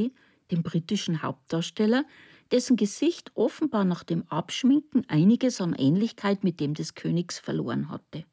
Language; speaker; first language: German; native; German